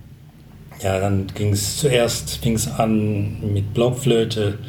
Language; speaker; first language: German; non-native, fluent; English